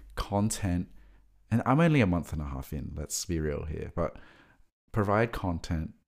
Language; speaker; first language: English; native; English